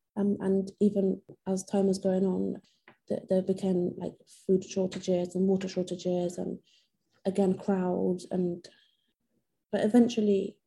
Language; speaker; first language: English; non-native, fluent; Persian